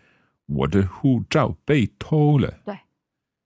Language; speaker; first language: Chinese; non-native, learner; English